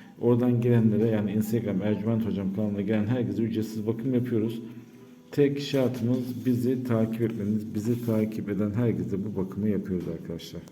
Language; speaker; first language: Turkish; native; Turkish